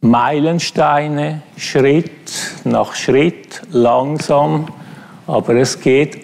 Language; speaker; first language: German; non-native, fluent; Italian